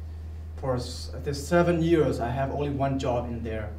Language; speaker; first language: English; non-native, learner; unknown